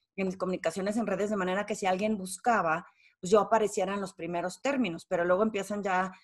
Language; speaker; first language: Spanish; native; Spanish